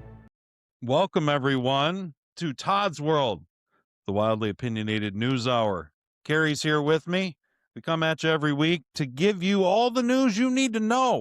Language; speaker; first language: English; native; English